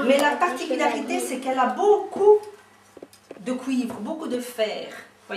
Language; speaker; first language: French; native; French